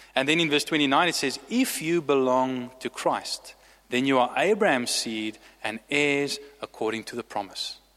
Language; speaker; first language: English; non-native, local second language; Afrikaans